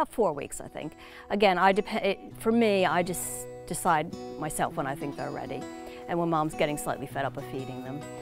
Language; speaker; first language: English; native; English